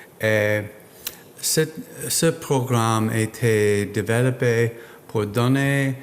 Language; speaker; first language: French; non-native, learner; English